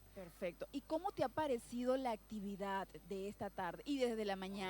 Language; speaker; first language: Spanish; native; Spanish